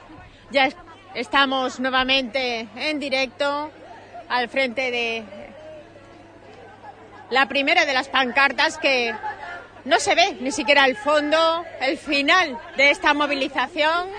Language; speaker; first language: Spanish; native; Spanish